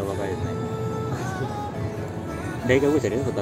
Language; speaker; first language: Japanese; non-native, fluent; Indonesian